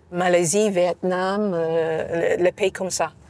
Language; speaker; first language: French; non-native, fluent; English